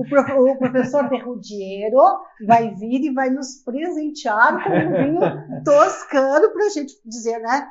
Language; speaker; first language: Portuguese; native; Portuguese